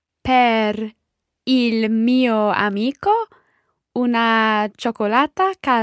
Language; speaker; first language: Italian; non-native, learner; English